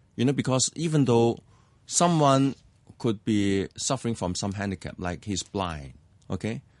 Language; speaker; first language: English; non-native, local second language; Cantonese